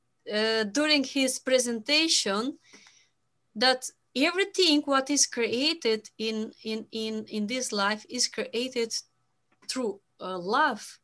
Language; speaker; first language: English; non-native, fluent; Romanian